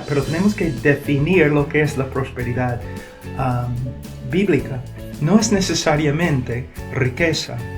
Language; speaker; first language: Spanish; non-native, fluent; English